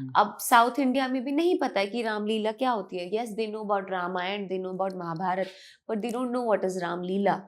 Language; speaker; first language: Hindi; native; Hindi